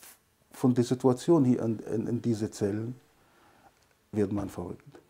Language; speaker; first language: German; non-native, fluent; Arabic